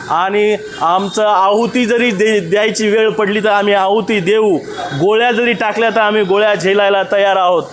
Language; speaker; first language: Marathi; non-native, local second language; Lambadi